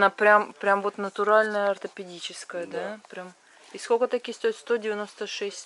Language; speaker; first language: Russian; native; Russian